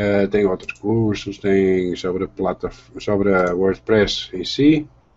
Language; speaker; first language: Portuguese; non-native, fluent; Dutch